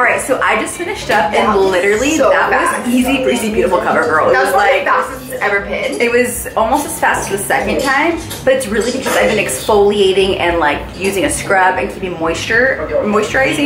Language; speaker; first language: English; native; English